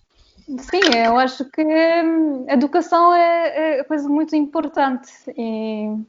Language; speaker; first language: Portuguese; non-native, fluent; Polish